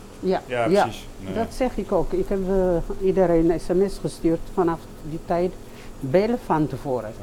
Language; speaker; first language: Dutch; non-native, learner; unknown